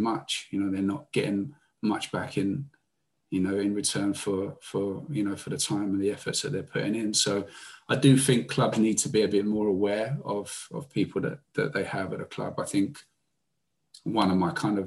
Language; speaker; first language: English; native; English